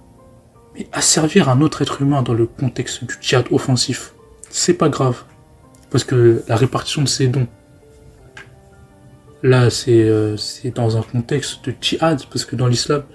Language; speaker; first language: French; native; French